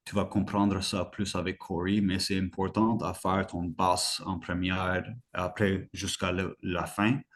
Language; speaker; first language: French; non-native, fluent; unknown